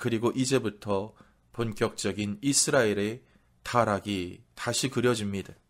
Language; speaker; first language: Korean; native; Korean